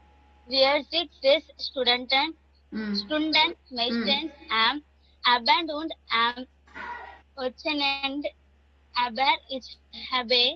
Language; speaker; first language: German; non-native, learner; Tamil